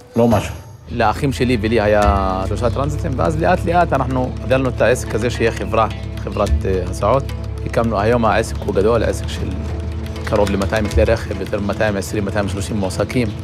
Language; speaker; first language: Hebrew; non-native, local second language; Arabic